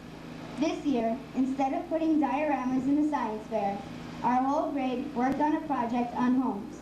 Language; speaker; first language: English; native; English